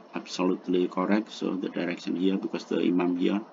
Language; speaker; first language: English; non-native, learner; Indonesian